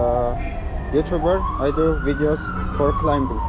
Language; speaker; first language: English; non-native, learner; Armenian